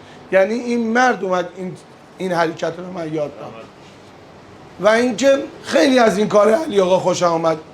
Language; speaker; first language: Persian; native; Persian